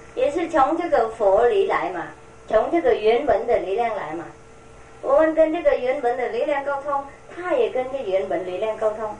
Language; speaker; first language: Chinese; non-native, fluent; Vietnamese